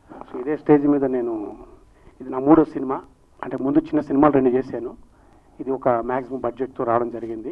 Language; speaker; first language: Telugu; native; Telugu